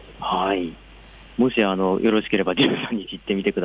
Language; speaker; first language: Japanese; native; Japanese